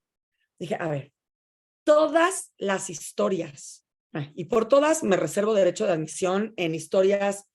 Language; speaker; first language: Spanish; native; Spanish